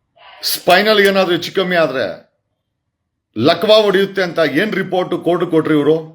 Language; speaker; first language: Kannada; native; Kannada